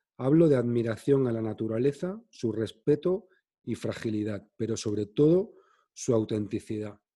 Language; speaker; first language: Spanish; native; Spanish